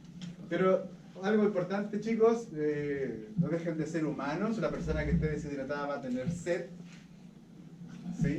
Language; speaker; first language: Spanish; native; Spanish